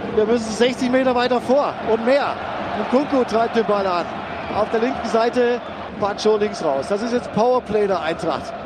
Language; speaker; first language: German; native; German